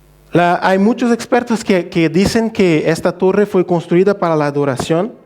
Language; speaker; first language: Spanish; non-native, fluent; Portuguese